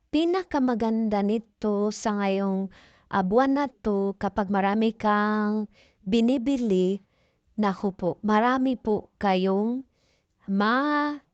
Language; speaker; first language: Filipino; non-native, local second language; Cebuano